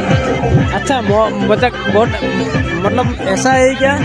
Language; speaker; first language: Hindi; non-native, local second language; Assamese